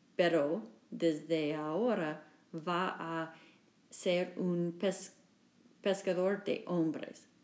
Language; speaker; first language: Spanish; non-native, learner; English